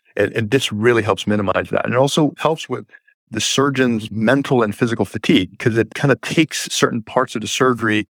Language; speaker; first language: English; early bilingual, other home language; Persian